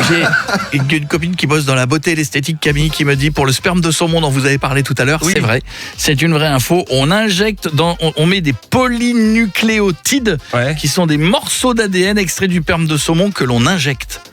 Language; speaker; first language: French; native; French